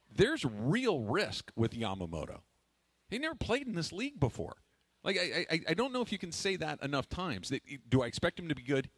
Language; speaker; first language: English; native; English